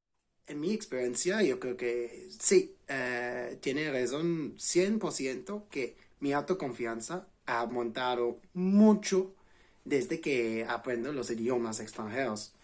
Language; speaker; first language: Spanish; non-native, fluent; English